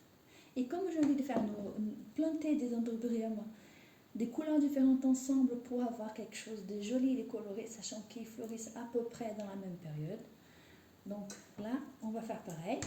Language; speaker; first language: French; native; French